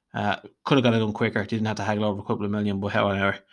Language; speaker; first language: English; native; English